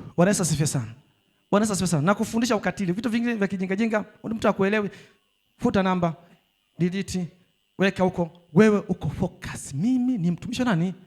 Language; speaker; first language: Swahili; native; Swahili